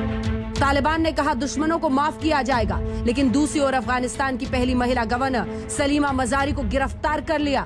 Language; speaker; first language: Hindi; native; Hindi